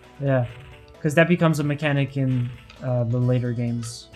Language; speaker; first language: English; native; English